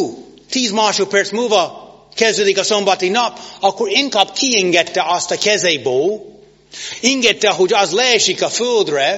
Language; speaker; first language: Hungarian; non-native, fluent; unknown